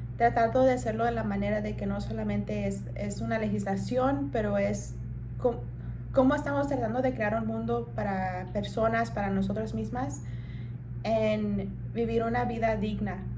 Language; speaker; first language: Spanish; early bilingual, heritage; Spanish